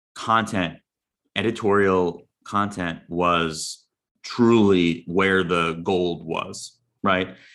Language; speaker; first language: English; native; English